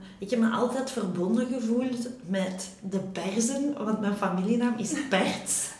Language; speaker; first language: Dutch; native; Dutch